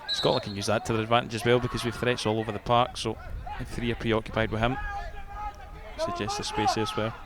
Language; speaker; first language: English; native; English